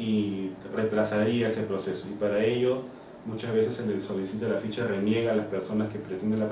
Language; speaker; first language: Spanish; native; Spanish